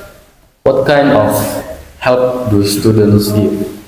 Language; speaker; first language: English; non-native, learner; Indonesian